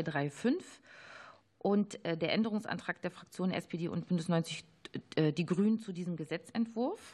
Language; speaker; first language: German; native; German